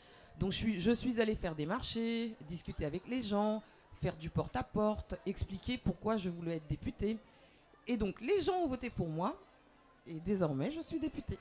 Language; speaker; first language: French; native; French